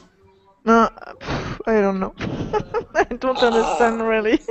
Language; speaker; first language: English; non-native, learner; French